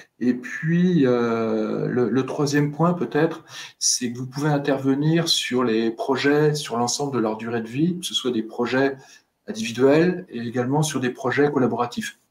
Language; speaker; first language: French; native; French